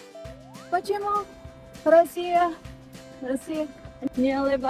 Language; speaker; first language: Russian; non-native, learner; Filipino